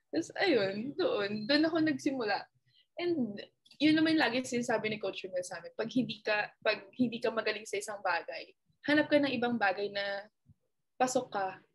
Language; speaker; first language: Filipino; native; Filipino